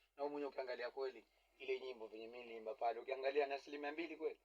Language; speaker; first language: Swahili; non-native, local second language; Giryama